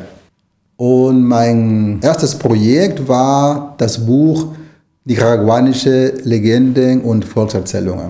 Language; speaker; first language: German; non-native, fluent; Spanish